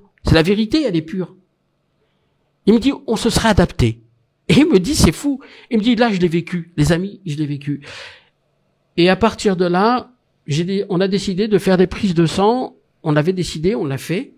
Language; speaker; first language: French; native; French